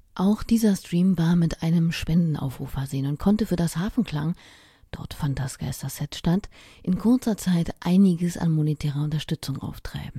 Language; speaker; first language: German; native; German